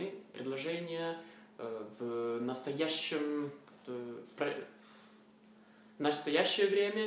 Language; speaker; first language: Russian; non-native, learner; Norwegian